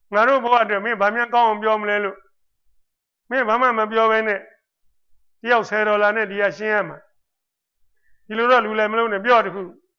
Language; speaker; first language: Burmese; native; Burmese